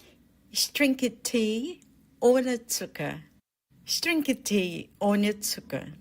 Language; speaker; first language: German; non-native, fluent; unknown